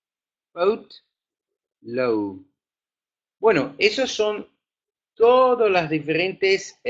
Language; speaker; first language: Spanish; non-native, fluent; Afrikaans